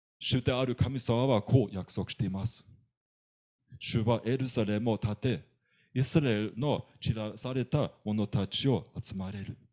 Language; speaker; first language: Japanese; non-native, fluent; German